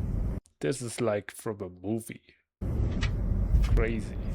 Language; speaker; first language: English; non-native, fluent; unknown